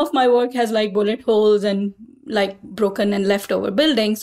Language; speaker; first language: English; non-native, local second language; Urdu